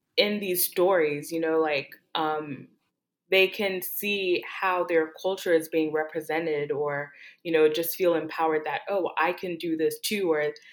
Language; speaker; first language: English; early bilingual, other home language; Haitian Creole